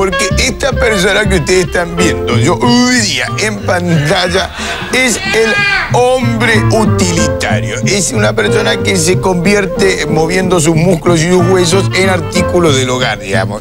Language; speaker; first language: Spanish; native; Spanish